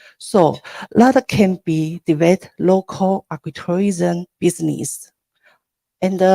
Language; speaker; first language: English; non-native, learner; Chinese